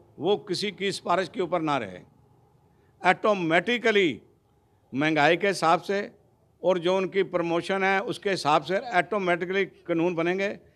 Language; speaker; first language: Hindi; non-native, local second language; Punjabi